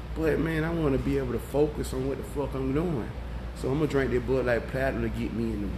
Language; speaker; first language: English; native; English